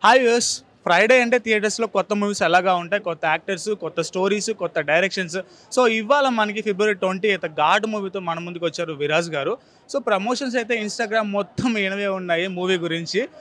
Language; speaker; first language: Telugu; native; Telugu